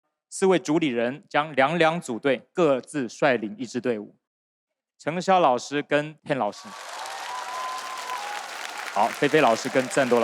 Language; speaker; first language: Chinese; native; Chinese